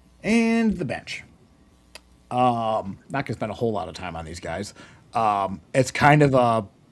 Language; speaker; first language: English; native; English